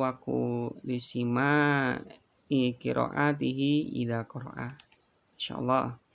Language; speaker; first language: Arabic; non-native, fluent; Indonesian